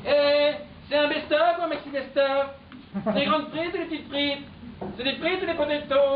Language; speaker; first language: French; native; French